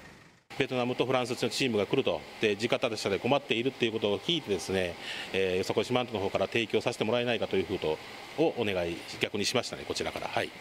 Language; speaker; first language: Japanese; native; Japanese